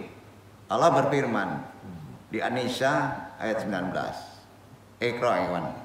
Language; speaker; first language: Indonesian; native; Indonesian